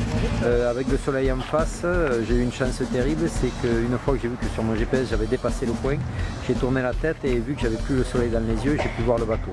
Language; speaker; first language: French; native; French